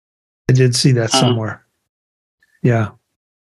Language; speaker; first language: English; native; English